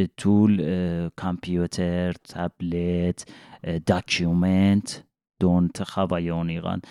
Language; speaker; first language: French; non-native, learner; Persian